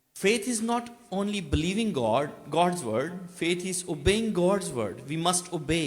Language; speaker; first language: English; non-native, local second language; Urdu